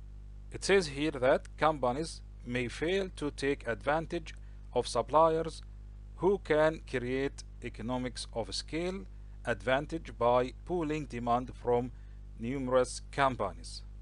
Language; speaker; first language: English; non-native, local second language; Arabic